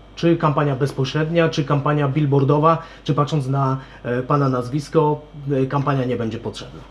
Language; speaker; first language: Polish; native; Polish